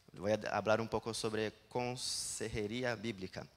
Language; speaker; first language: Spanish; non-native, learner; Portuguese